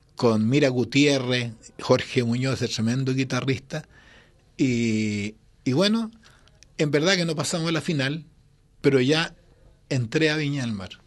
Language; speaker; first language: Spanish; native; Spanish